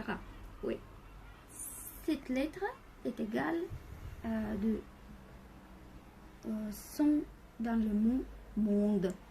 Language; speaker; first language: French; non-native, fluent; Bulgarian